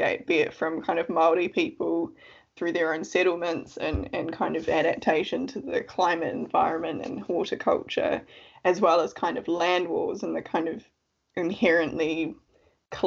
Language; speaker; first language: English; native; English